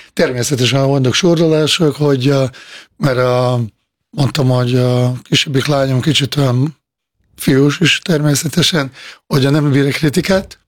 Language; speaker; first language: Hungarian; non-native, fluent; Bosnian